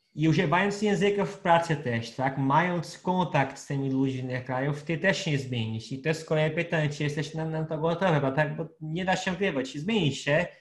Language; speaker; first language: Polish; non-native, fluent; Portuguese